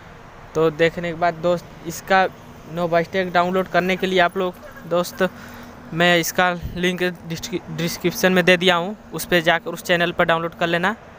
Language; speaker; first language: Hindi; non-native, local second language; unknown